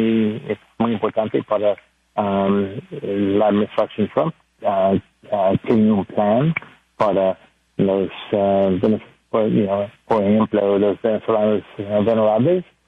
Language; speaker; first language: Spanish; non-native, learner; English